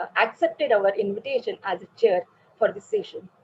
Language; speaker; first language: English; non-native, local second language; Marathi